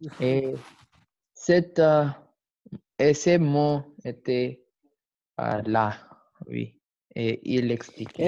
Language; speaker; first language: French; non-native, learner; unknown